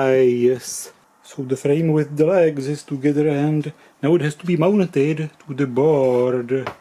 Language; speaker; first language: English; non-native, fluent; Czech